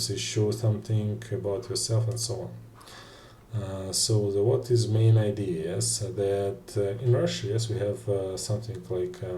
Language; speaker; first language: English; non-native, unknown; Russian